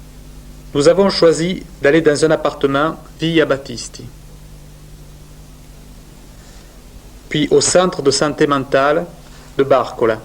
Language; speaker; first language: French; native; French